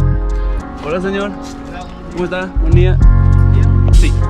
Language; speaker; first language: Spanish; non-native, learner; Danish